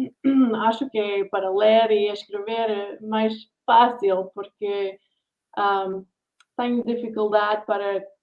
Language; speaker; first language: Portuguese; non-native, learner; English